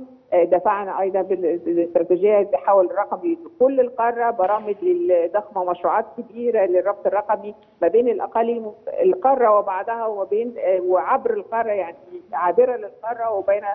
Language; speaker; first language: Arabic; native; Arabic